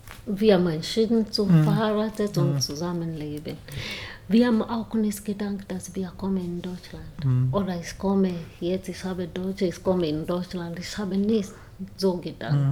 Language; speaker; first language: German; non-native, learner; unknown